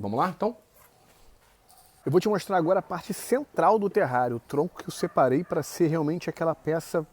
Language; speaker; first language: Portuguese; native; Portuguese